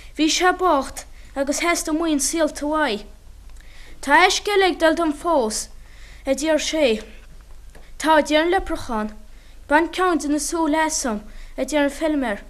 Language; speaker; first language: Irish; native; Irish